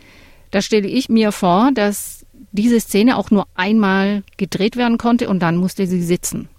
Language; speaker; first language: German; native; German